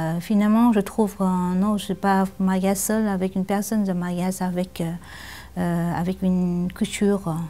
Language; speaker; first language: French; non-native, learner; Vietnamese